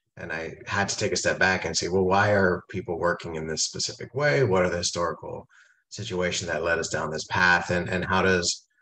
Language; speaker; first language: English; native; English